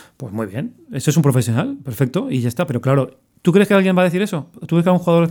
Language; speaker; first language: Spanish; native; Spanish